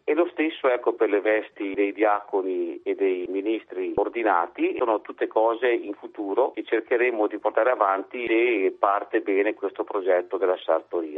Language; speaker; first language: Italian; native; Italian